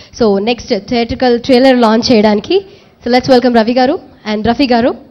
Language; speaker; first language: Telugu; native; Telugu